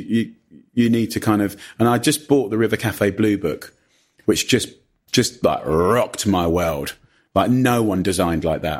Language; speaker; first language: English; native; English